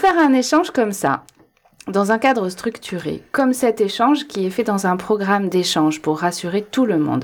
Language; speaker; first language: French; native; French